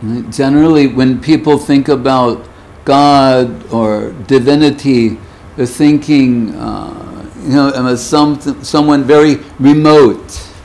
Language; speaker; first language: English; native; English